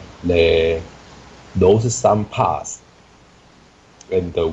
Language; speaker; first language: English; non-native, learner; Chinese